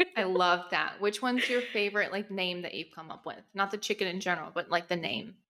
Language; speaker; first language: English; native; English